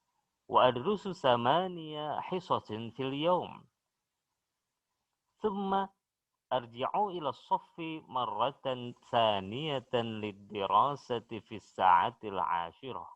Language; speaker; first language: Arabic; non-native, fluent; Indonesian